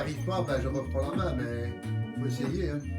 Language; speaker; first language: French; native; French